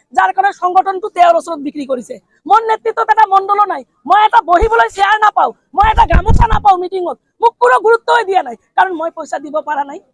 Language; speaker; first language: Assamese; non-native, local second language; Bangla